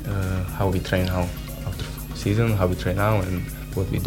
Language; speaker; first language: English; non-native, learner; Slovak